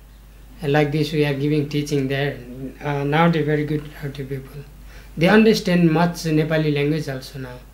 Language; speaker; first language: English; non-native, learner; Nepali